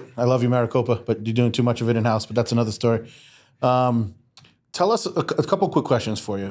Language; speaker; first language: English; native; English